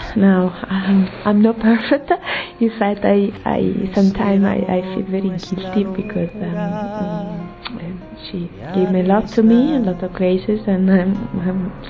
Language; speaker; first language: English; non-native, learner; Italian